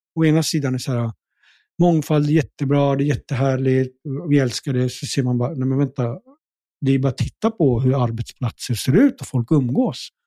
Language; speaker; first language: Swedish; early bilingual, other home language; Punjabi